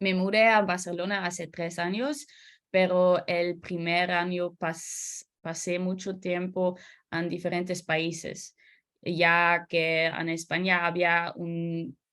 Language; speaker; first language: Spanish; non-native, learner; Dutch